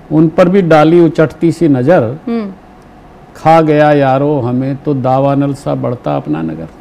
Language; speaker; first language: Hindi; native; Hindi